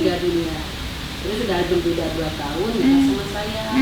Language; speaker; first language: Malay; non-native, local second language; Sundanese